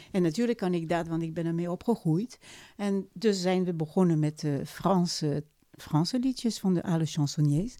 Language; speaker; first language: Dutch; non-native, fluent; French